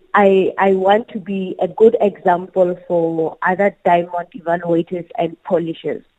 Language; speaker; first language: English; non-native, local second language; Southern Sotho